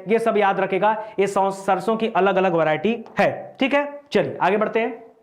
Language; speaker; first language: Hindi; native; Hindi